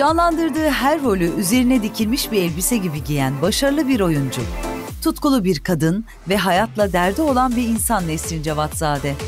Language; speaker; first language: Turkish; native; Turkish